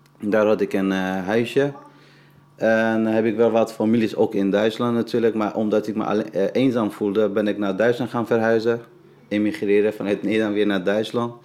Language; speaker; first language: Dutch; non-native, fluent; Persian